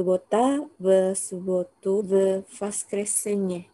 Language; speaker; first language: Russian; non-native, learner; Indonesian